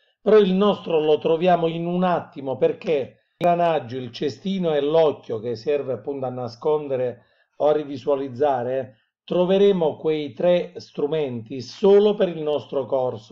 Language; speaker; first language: Italian; native; Italian